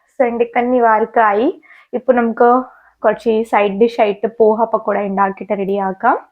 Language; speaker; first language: Malayalam; non-native, learner; Hindi